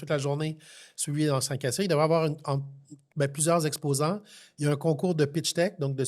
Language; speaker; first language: French; native; French